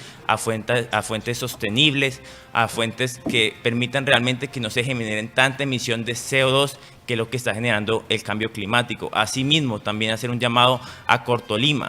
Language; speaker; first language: Spanish; native; Spanish